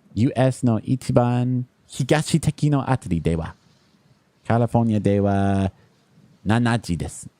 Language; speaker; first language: Japanese; non-native, learner; English